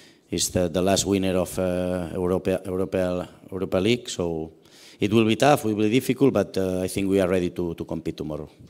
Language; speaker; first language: English; non-native, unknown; Catalan